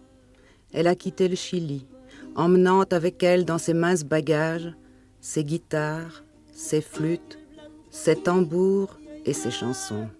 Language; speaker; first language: French; native; French